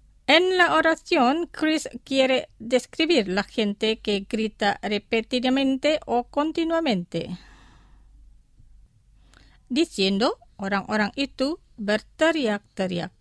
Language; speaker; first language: Spanish; non-native, fluent; Indonesian